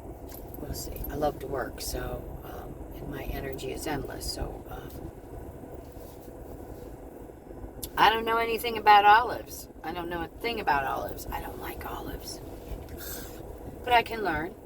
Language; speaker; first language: English; native; English